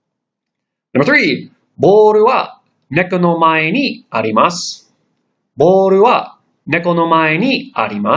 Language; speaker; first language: Japanese; non-native, fluent; English